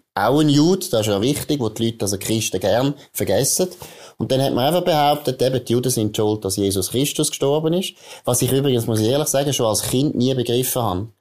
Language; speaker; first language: German; native; German